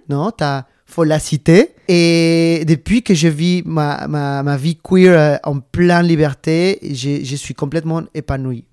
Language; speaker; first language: French; non-native, fluent; Spanish